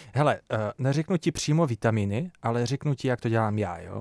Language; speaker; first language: Czech; early bilingual, other home language; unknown